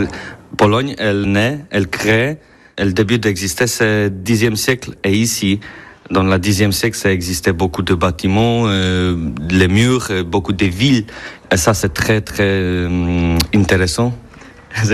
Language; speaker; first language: French; non-native, learner; Polish